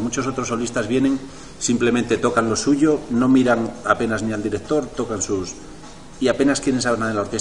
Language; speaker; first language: Spanish; native; Spanish